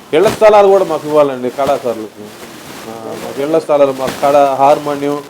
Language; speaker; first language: Telugu; native; Telugu